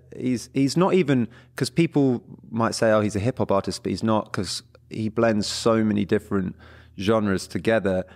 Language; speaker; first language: English; early bilingual, other home language; Portuguese